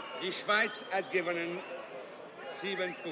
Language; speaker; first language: German; non-native, fluent; Italian